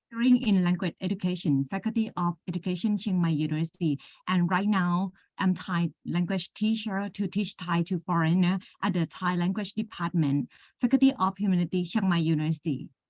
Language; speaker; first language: English; non-native, learner; Thai